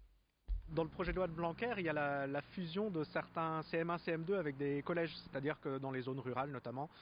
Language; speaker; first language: French; native; French